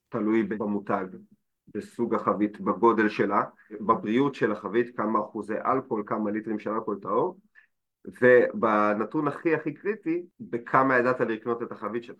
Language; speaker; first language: Hebrew; native; Hebrew